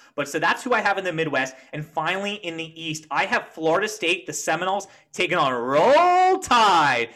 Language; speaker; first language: English; native; English